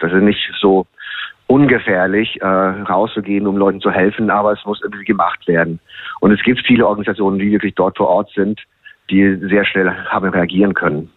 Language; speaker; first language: German; non-native, fluent; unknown